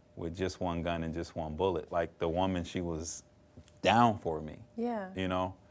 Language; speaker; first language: English; native; English